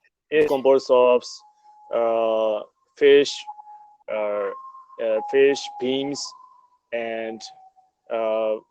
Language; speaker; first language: English; non-native, learner; Burmese